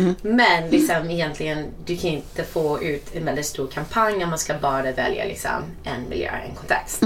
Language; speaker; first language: Swedish; non-native, fluent; English